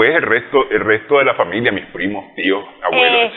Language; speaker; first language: Spanish; native; Spanish